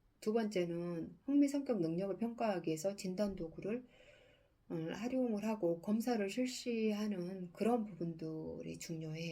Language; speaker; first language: Korean; native; Korean